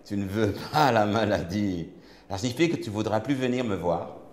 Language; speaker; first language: French; native; French